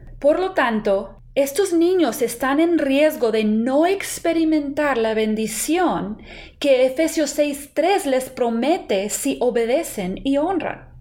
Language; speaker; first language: Spanish; non-native, fluent; English